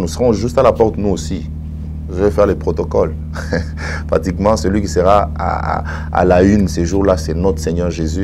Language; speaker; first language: French; non-native, local second language; Swahili